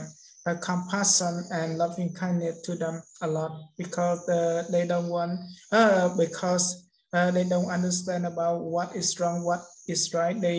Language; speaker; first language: English; non-native, learner; Khmer